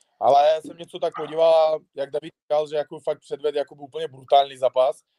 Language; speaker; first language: Czech; non-native, fluent; Uzbek